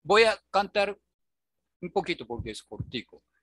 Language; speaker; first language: Spanish; non-native, fluent; Japanese